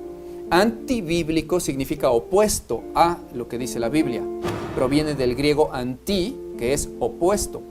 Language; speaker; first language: Spanish; native; Spanish